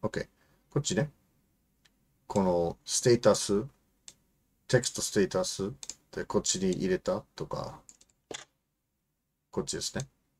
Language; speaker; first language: Japanese; non-native, fluent; English